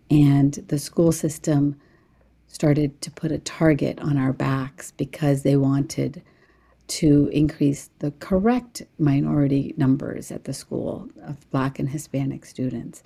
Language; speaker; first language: English; early bilingual, other home language; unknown